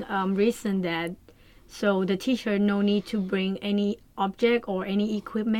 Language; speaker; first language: English; non-native, learner; Thai